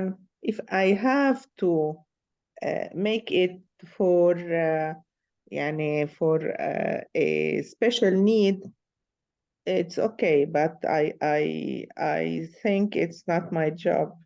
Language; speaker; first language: English; non-native, learner; Arabic